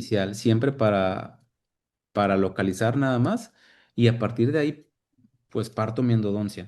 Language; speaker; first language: Spanish; native; Spanish